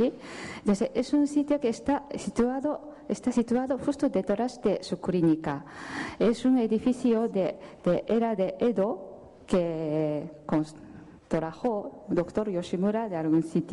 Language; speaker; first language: Spanish; non-native, fluent; Japanese